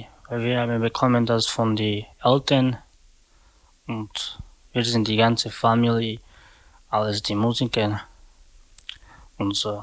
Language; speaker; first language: German; non-native, learner; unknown